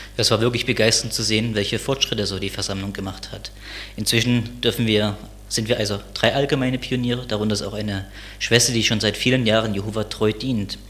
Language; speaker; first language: German; native; German